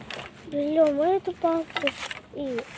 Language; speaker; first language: Russian; native; Russian